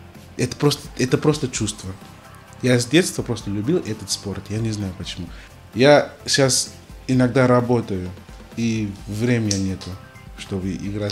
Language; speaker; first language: Russian; non-native, learner; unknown